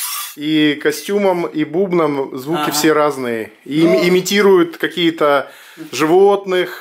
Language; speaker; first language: Russian; native; Russian